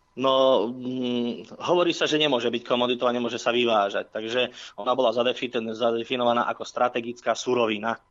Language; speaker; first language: Slovak; native; Slovak